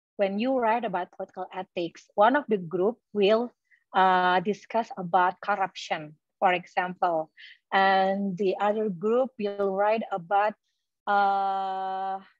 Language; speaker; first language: English; non-native, fluent; Indonesian